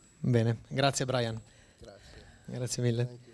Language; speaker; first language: Italian; native; Italian